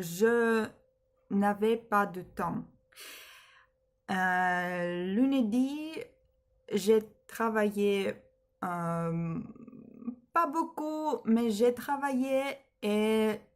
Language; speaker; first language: French; non-native, learner; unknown